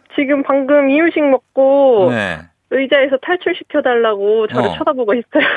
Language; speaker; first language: Korean; native; Korean